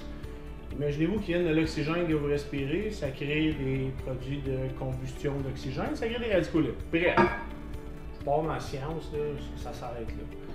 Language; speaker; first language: French; native; French